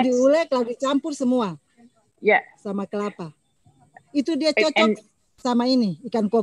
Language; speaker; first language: Indonesian; native; Indonesian